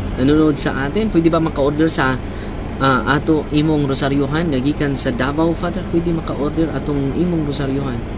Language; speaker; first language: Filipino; non-native, local second language; Cebuano